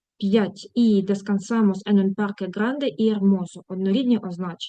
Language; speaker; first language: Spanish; non-native, fluent; Ukrainian